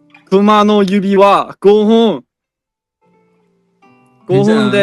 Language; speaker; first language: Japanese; non-native, learner; Korean